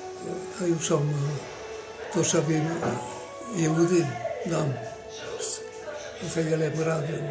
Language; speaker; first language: Hebrew; non-native, fluent; Romanian